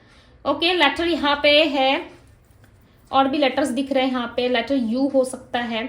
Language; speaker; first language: Hindi; native; Hindi